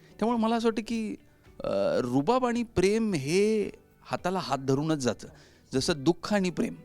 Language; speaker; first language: Marathi; native; Marathi